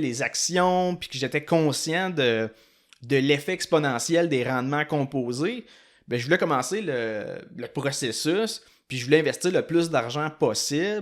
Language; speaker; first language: French; native; French